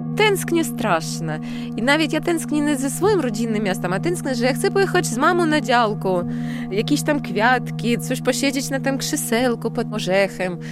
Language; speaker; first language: Polish; non-native, learner; Russian